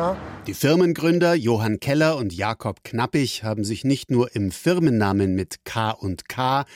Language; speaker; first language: German; native; German